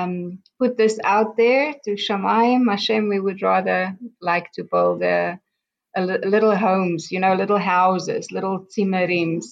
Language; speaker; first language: English; non-native, local second language; Afrikaans